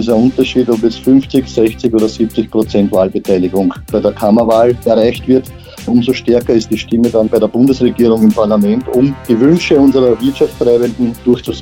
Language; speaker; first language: German; native; German